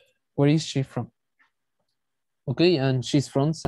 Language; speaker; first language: English; non-native, fluent; Spanish